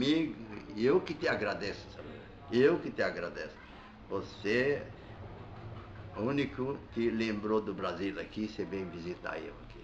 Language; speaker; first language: Portuguese; non-native, fluent; Arabic